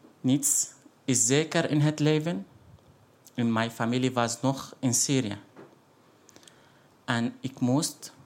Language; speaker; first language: Dutch; non-native, fluent; Arabic